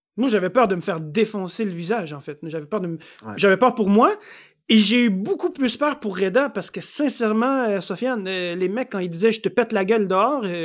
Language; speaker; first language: French; native; French